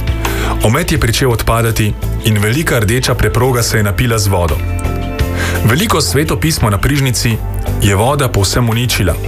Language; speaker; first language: Slovenian; native; Slovenian